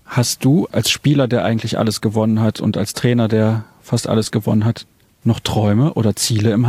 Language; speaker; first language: German; native; German